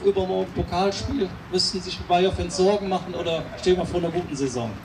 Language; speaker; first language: German; native; German